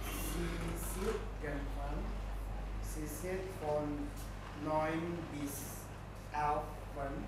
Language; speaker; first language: German; non-native, learner; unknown